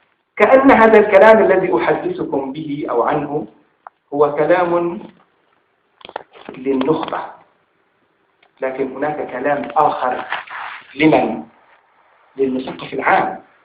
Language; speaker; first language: Arabic; native; Arabic